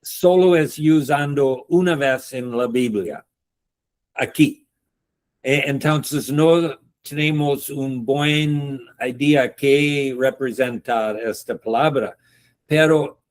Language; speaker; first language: Spanish; non-native, learner; English